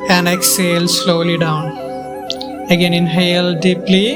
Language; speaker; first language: English; non-native, local second language; Malayalam